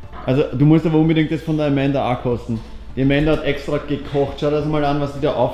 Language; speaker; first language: German; native; German